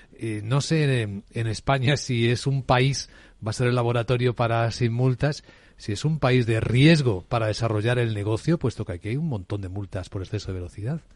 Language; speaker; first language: Spanish; native; Spanish